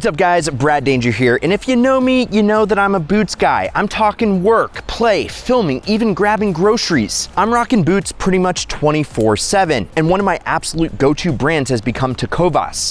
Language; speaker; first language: English; native; English